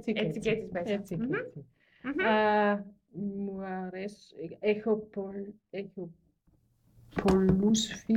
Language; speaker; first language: Greek; non-native, learner; German